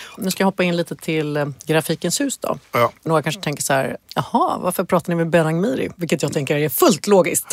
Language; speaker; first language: Swedish; native; Swedish